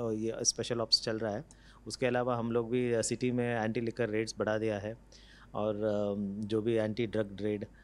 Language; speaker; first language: Hindi; non-native, local second language; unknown